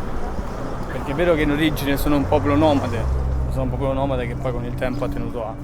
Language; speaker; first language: Italian; native; Italian